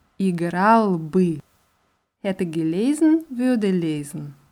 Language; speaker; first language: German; non-native, fluent; Russian